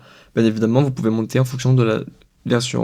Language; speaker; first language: French; native; French